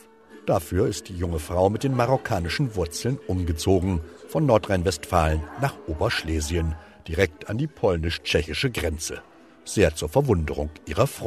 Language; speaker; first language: German; native; German